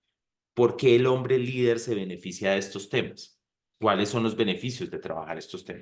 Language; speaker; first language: Spanish; native; Spanish